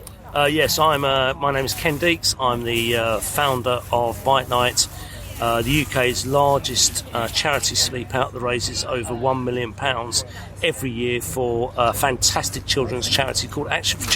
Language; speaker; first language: English; native; English